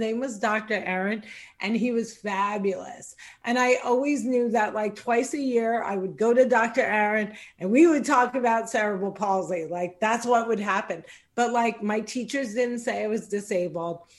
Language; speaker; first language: English; native; English